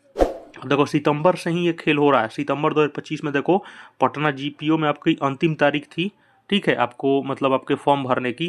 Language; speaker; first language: Hindi; native; Hindi